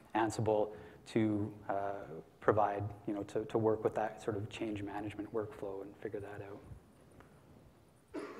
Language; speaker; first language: English; native; English